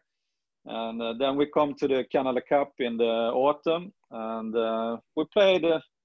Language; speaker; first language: English; non-native, fluent; Swedish